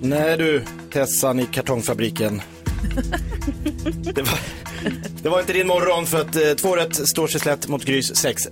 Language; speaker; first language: Swedish; native; Swedish